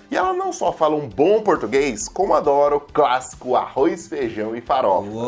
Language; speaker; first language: Portuguese; native; Portuguese